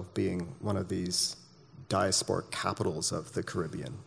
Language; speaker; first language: English; native; English